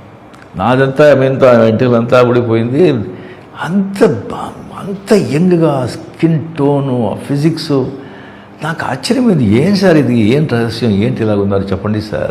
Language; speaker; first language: Telugu; non-native, local second language; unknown